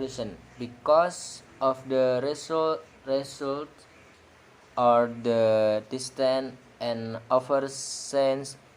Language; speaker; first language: English; non-native, learner; Indonesian